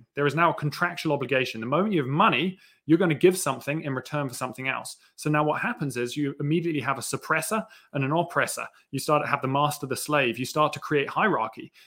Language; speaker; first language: English; native; English